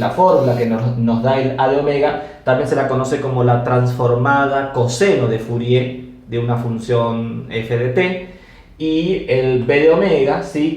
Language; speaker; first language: Spanish; native; Spanish